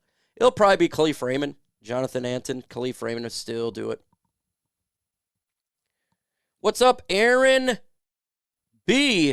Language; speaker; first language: English; native; English